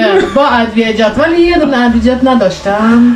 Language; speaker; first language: Persian; non-native, learner; Norwegian